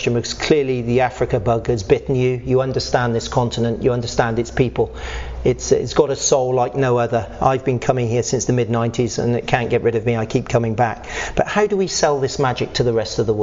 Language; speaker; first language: English; native; English